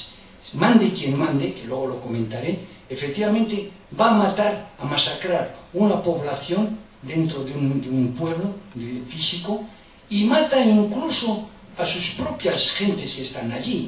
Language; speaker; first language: Spanish; native; Spanish